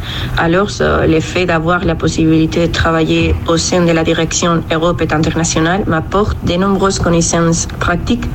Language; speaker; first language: French; non-native, fluent; Spanish